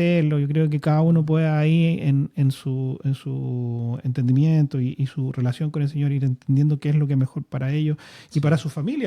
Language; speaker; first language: Spanish; native; Spanish